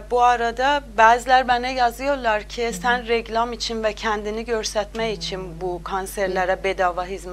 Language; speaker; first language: Turkish; non-native, learner; Azerbaijani